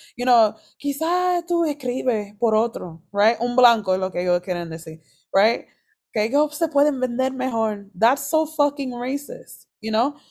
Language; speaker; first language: Spanish; early bilingual, heritage; Spanish